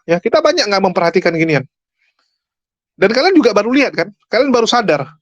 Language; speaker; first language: Indonesian; native; Indonesian